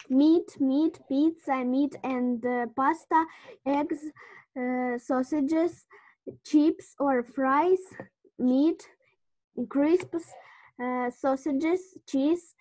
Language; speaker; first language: English; non-native, learner; Russian